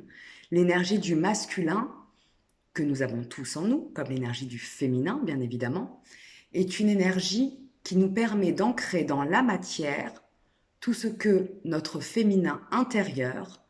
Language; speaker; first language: French; native; French